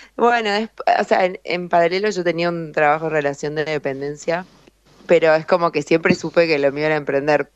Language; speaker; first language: Spanish; native; Spanish